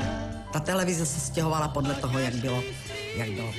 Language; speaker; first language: Czech; native; Czech